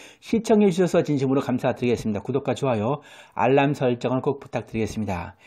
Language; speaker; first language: Korean; native; Korean